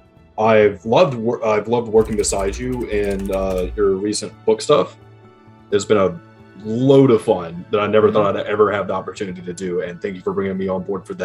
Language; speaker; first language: English; native; English